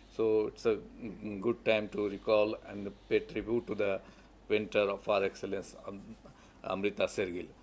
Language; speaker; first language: English; non-native, local second language; Hindi